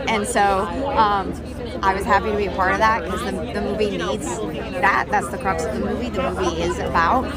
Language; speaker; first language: English; native; English